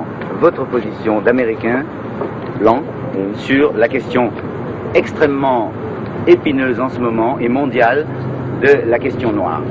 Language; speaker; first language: French; native; French